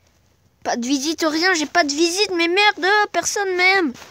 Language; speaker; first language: French; native; French